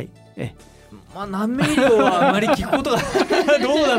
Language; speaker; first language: Japanese; native; Japanese